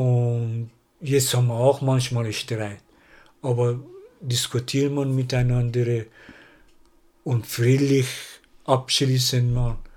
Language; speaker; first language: German; non-native, learner; Persian